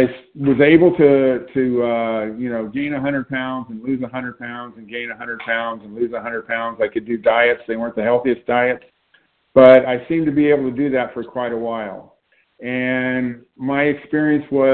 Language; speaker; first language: English; native; English